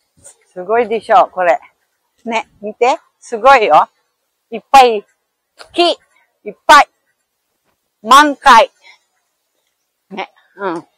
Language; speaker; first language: Japanese; non-native, learner; Filipino